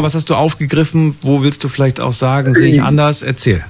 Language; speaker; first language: German; native; German